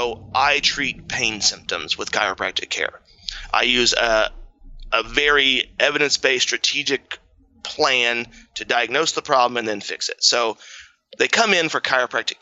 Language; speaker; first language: English; native; English